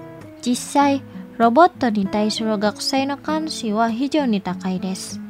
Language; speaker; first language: Japanese; non-native, fluent; Indonesian